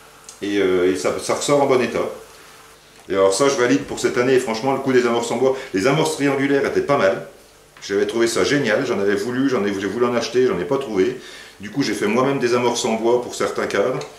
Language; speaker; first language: French; native; French